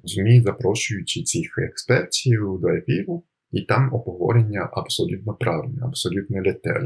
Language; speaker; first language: Ukrainian; non-native, fluent; Japanese